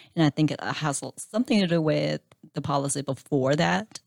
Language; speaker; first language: English; non-native, fluent; Chinese